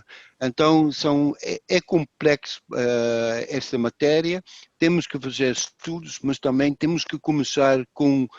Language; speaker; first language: Portuguese; non-native, fluent; Dutch